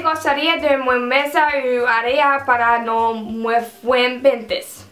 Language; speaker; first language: Portuguese; non-native, learner; Dutch